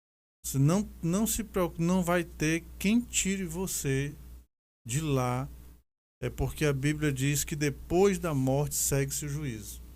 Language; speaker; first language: Portuguese; native; Portuguese